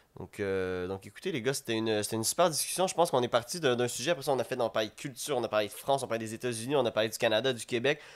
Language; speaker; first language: French; native; French